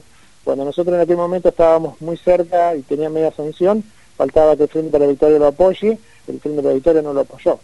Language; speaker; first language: Spanish; native; Spanish